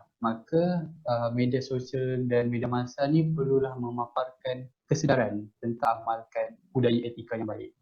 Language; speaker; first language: Malay; native; Malay